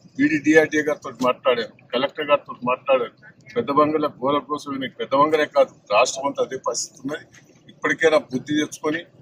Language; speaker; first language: Telugu; native; Telugu